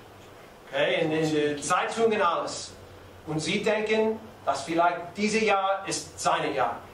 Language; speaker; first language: German; non-native, learner; English